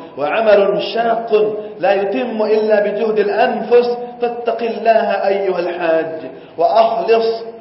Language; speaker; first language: Arabic; non-native, fluent; Gujarati